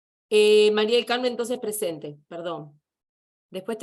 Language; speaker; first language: Spanish; native; Spanish